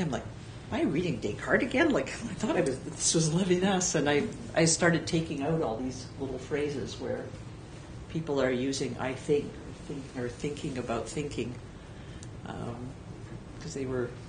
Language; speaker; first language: English; native; English